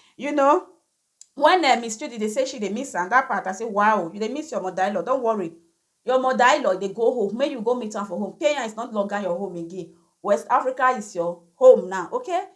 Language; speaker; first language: Nigerian Pidgin; native; Nigerian Pidgin